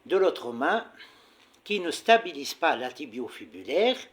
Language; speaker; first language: French; non-native, local second language; Arabic